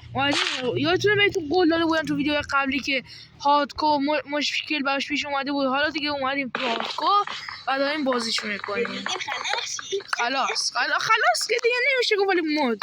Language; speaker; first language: Persian; native; Persian